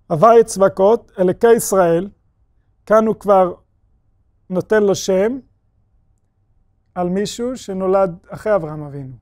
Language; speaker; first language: Hebrew; non-native, fluent; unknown